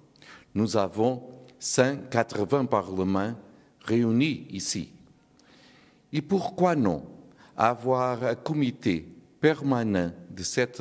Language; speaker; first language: French; non-native, learner; Portuguese